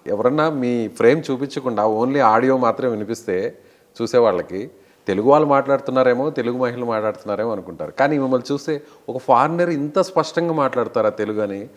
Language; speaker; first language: Telugu; native; Telugu